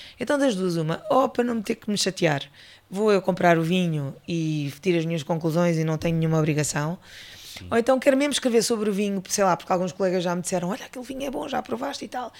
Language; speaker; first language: Portuguese; native; Portuguese